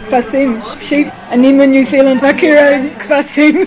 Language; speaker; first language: Hebrew; early bilingual, heritage; English